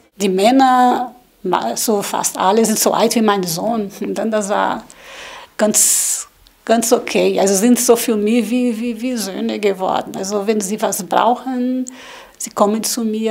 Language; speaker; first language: German; non-native, learner; Portuguese